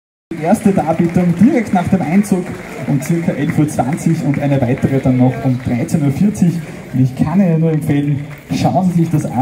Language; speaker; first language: German; native; German